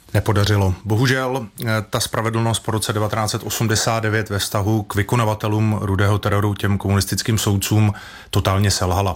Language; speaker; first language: Czech; native; Czech